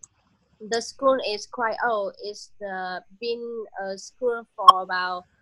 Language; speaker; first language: English; non-native, learner; Vietnamese